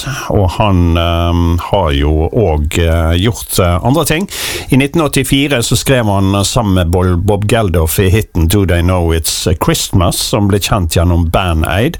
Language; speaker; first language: Norwegian; native; Norwegian